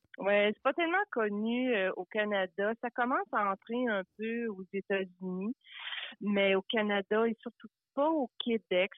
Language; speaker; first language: French; early bilingual, other home language; Italian